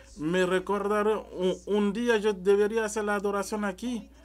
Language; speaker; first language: Spanish; non-native, learner; French